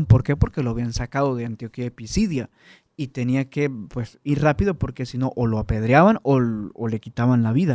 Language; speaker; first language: Spanish; native; Spanish